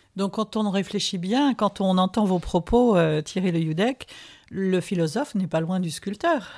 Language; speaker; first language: French; native; French